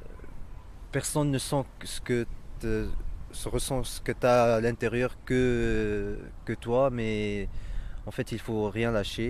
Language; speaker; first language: French; non-native, local second language; Arabic